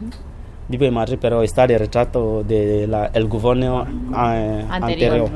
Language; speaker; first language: Spanish; non-native, fluent; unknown